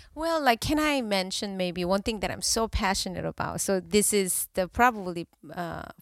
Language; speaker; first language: English; non-native, fluent; Korean